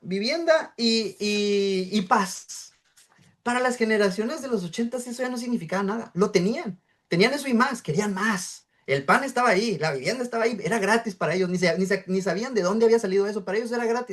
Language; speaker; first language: Spanish; native; Spanish